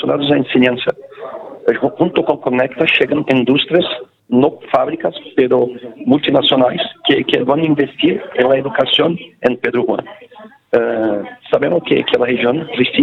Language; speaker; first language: Portuguese; non-native, local second language; Spanish